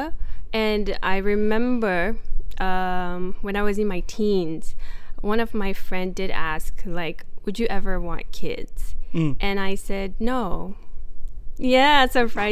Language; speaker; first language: English; non-native, local second language; Malay